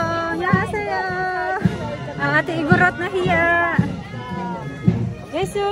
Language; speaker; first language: Korean; non-native, fluent; Hiligaynon